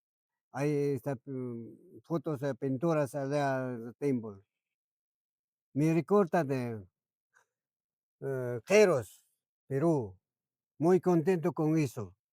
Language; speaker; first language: Spanish; non-native, local second language; Quechua